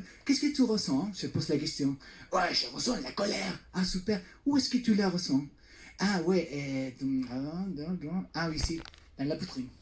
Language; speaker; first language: French; non-native, fluent; Spanish